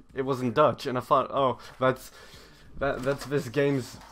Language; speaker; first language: English; native; English